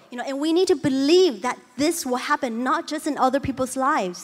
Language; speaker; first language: English; early bilingual, other home language; Chinese